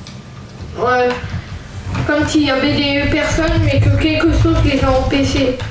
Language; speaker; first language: French; native; French